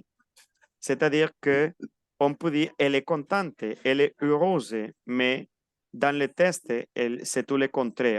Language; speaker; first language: French; non-native, fluent; Spanish